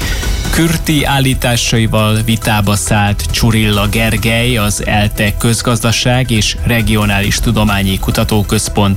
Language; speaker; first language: Hungarian; native; Hungarian